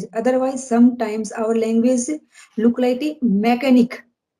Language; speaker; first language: English; non-native, learner; Hindi